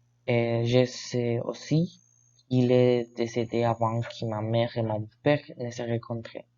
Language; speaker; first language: French; non-native, learner; Spanish